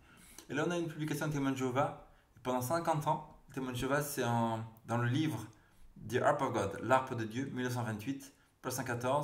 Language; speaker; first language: French; native; French